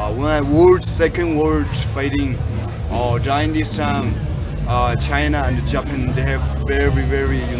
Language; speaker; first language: English; non-native, learner; Tibetan